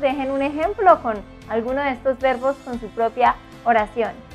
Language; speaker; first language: Spanish; native; Spanish